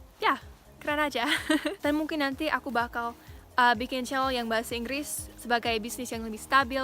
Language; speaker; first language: Indonesian; non-native, fluent; English